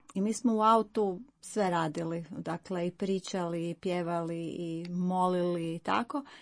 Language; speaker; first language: Croatian; native; Croatian